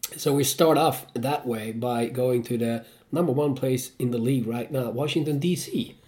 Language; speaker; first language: English; non-native, fluent; Swedish